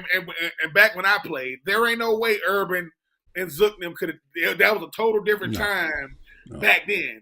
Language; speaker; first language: English; native; English